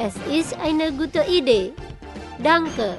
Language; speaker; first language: German; non-native, fluent; Indonesian